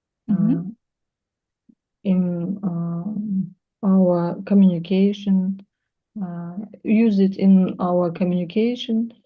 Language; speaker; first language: English; non-native, learner; Russian